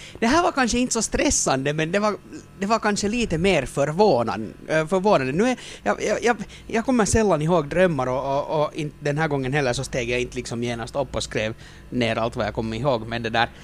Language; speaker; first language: Swedish; native; Swedish